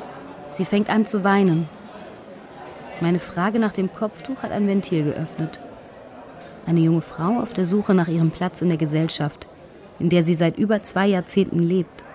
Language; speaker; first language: German; native; German